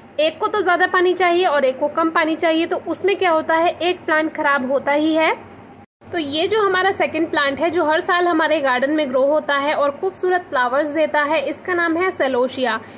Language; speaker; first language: Hindi; native; Hindi